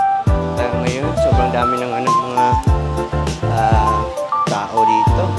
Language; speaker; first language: Filipino; native; Filipino